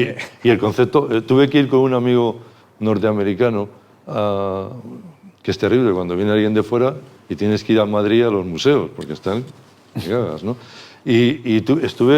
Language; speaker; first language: Spanish; native; Spanish